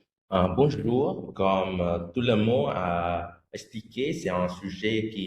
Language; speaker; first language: French; non-native, fluent; Vietnamese